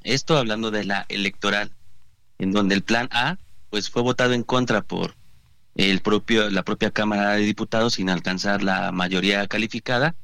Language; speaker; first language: Spanish; native; Spanish